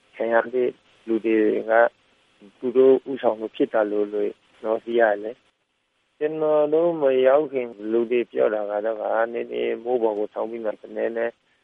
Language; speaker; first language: Burmese; native; Burmese